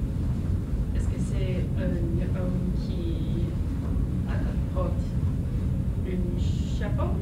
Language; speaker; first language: French; non-native, learner; English